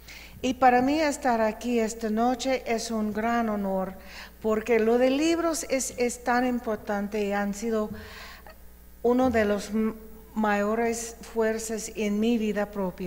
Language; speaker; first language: Spanish; non-native, fluent; English